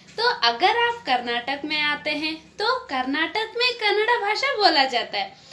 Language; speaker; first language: Hindi; native; Hindi